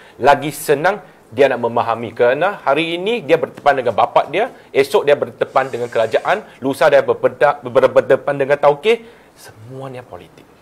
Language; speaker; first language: Malay; non-native, local second language; Chinese